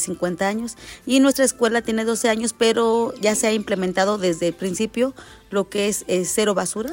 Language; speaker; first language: Spanish; native; Spanish